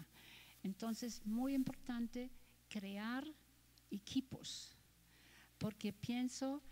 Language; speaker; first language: Spanish; non-native, fluent; German